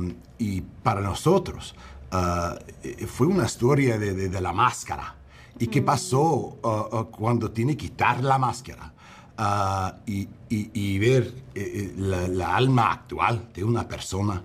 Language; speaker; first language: Spanish; non-native, learner; English